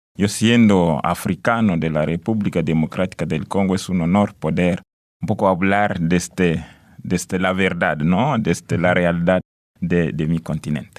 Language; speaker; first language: Spanish; non-native, fluent; Swahili